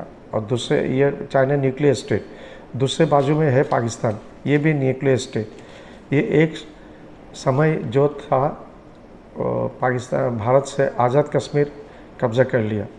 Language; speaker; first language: Hindi; non-native, learner; Bangla